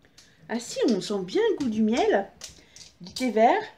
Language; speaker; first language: French; native; French